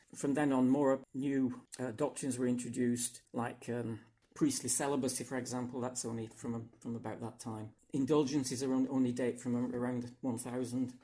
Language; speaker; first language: English; native; English